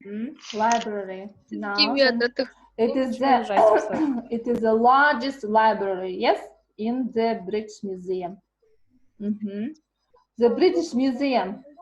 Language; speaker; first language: English; non-native, learner; Kazakh